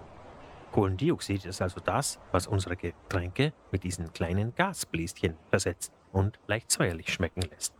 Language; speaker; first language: German; native; German